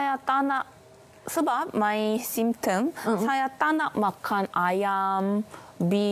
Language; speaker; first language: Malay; non-native, learner; Korean